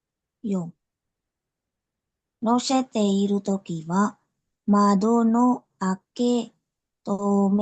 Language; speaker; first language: Japanese; non-native, learner; Indonesian